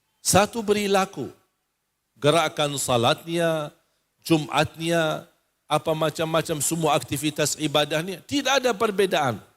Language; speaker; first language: Malay; non-native, fluent; Arabic